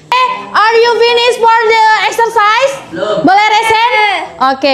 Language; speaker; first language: English; non-native, learner; Indonesian